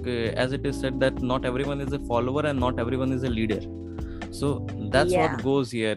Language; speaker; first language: English; non-native, local second language; Hindi